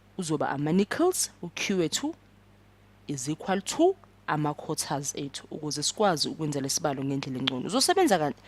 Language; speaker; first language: Zulu; non-native, local second language; English